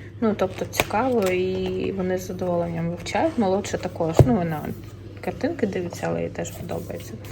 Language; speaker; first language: Ukrainian; non-native, local second language; Russian